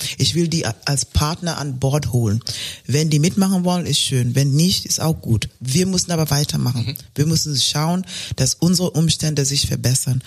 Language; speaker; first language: German; non-native, fluent; Luo (Kenya and Tanzania)